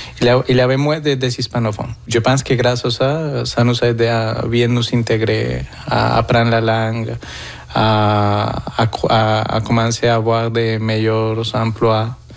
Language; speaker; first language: French; non-native, fluent; Spanish